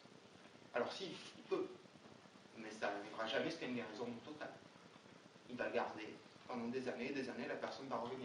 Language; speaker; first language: French; native; French